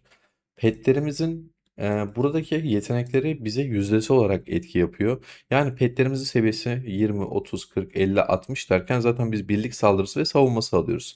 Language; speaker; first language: Turkish; native; Turkish